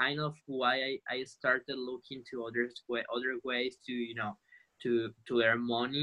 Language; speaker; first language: English; non-native, fluent; Spanish